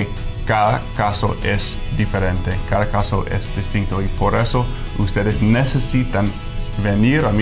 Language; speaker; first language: Spanish; non-native, fluent; English